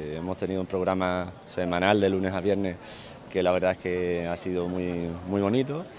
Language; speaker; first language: Spanish; non-native, fluent; English